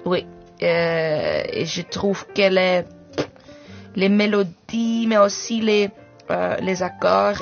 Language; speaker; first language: French; non-native, fluent; English